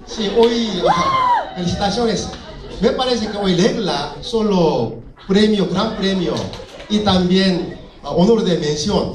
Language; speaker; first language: Spanish; non-native, local second language; Korean